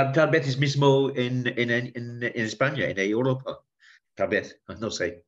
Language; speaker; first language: Spanish; non-native, learner; English